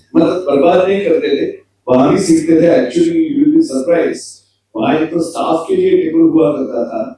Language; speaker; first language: Hindi; non-native, local second language; Gujarati